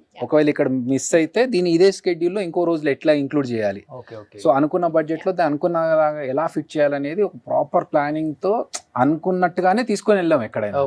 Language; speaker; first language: Telugu; native; Telugu